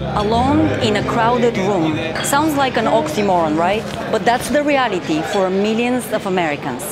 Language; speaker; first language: English; non-native, fluent; Bulgarian